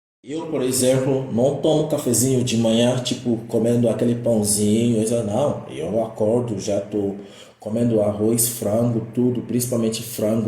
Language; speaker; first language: Portuguese; non-native, fluent; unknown